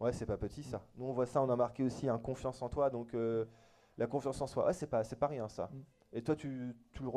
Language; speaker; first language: French; native; French